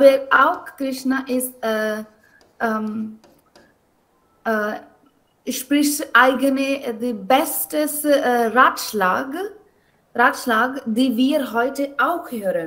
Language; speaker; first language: German; non-native, learner; Hindi